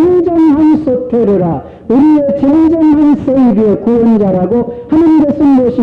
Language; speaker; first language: Korean; native; Korean